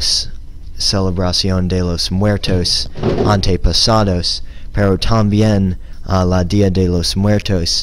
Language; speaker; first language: Spanish; non-native, learner; English